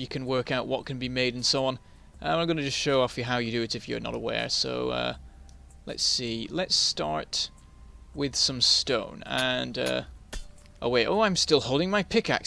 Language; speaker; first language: English; native; English